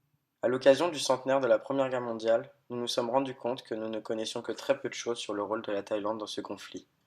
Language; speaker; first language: French; native; French